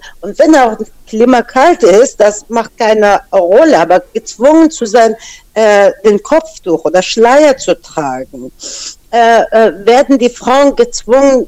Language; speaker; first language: German; non-native, fluent; Persian